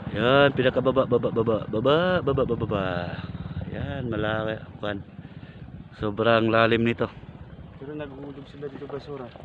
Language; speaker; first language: Filipino; non-native, local second language; Cebuano